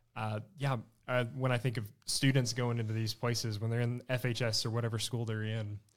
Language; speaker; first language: English; native; English